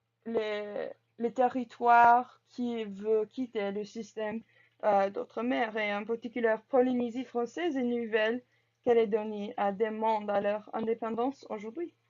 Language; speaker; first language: French; non-native, learner; English